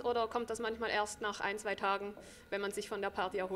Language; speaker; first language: German; native; German